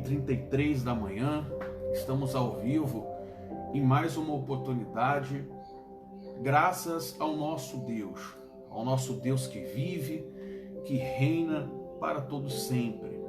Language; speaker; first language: Portuguese; native; Portuguese